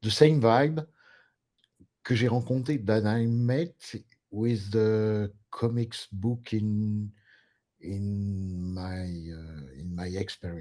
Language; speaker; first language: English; non-native, learner; French